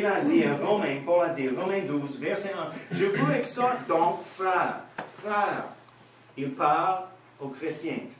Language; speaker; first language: French; non-native, fluent; English